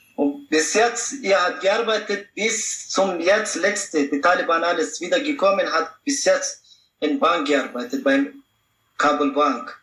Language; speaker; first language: German; non-native, learner; Pashto